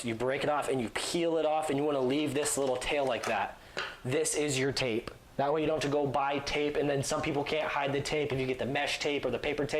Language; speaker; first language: English; native; English